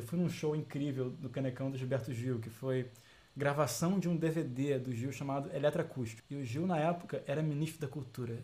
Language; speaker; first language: Portuguese; native; Portuguese